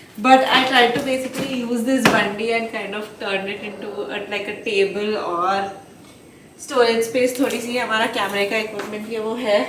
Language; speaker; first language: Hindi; native; Hindi